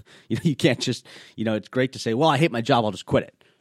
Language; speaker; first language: English; native; English